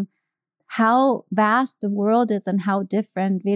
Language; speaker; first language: English; non-native, fluent; German